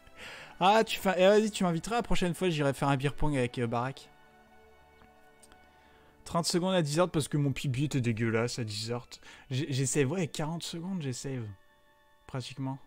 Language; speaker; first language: French; native; French